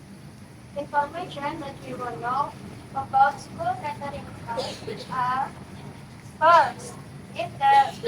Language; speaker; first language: English; non-native, learner; Indonesian